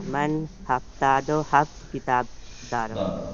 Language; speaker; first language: Persian; non-native, learner; Urdu